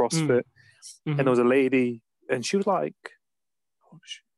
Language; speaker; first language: English; native; English